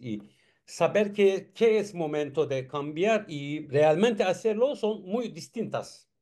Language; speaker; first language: Spanish; non-native, learner; Turkish